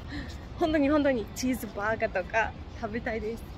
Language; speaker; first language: Japanese; non-native, fluent; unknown